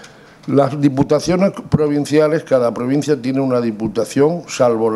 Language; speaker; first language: Spanish; native; Spanish